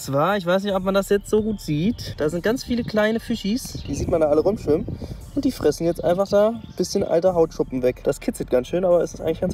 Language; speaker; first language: German; native; German